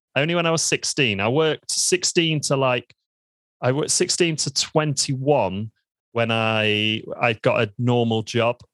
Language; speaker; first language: English; native; English